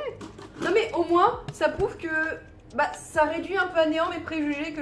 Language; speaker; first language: French; native; French